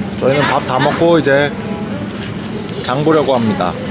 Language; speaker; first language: Korean; native; Korean